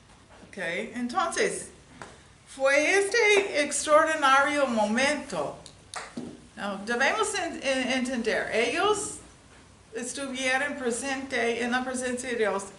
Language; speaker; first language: Spanish; non-native, learner; English